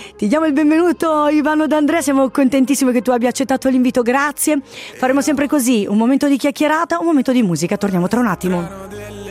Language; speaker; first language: Italian; native; Italian